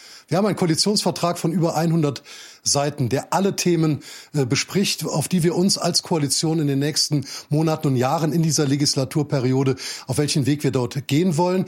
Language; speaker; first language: German; native; German